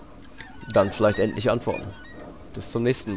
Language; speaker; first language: German; native; German